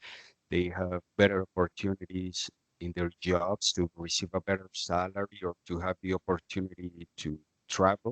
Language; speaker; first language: English; non-native, fluent; Spanish